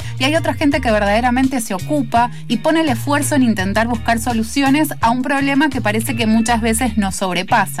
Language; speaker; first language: Spanish; native; Spanish